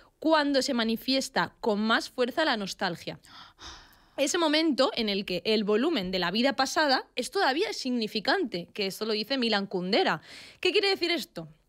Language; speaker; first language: Spanish; native; Spanish